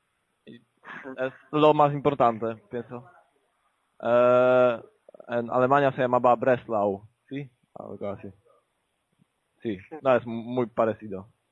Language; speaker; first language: Spanish; non-native, learner; Polish